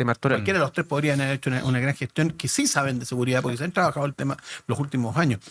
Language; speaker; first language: Spanish; native; Spanish